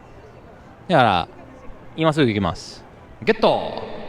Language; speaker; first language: Japanese; non-native, fluent; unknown